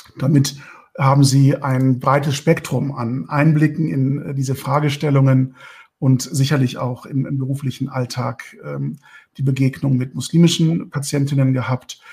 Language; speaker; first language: German; early bilingual, other home language; Turkish